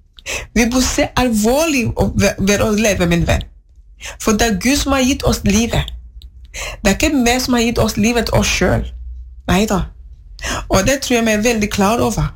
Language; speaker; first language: Norwegian; non-native, learner; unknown